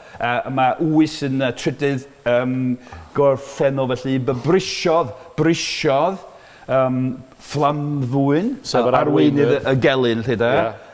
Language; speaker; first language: Welsh; non-native, fluent; English